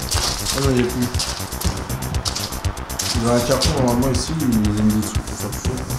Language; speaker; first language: French; native; French